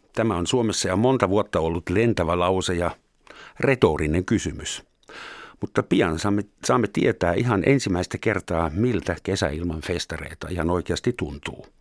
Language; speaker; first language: Finnish; non-native, fluent; German